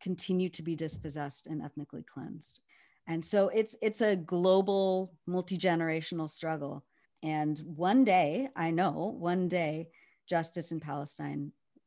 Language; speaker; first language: English; native; English